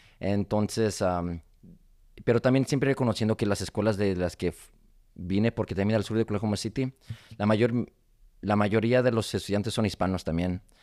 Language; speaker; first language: Spanish; early bilingual, heritage; Spanish